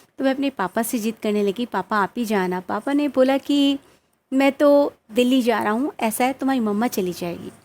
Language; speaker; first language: Hindi; native; Hindi